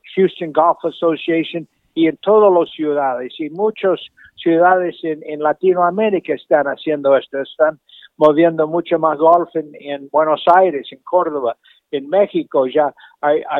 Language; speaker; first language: Spanish; native; Spanish